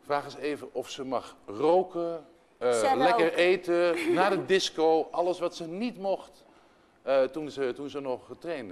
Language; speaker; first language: Dutch; native; Dutch